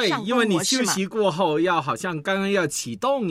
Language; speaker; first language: Chinese; native; Chinese